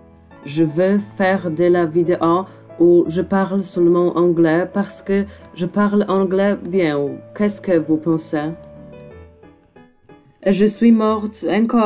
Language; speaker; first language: French; non-native, learner; Polish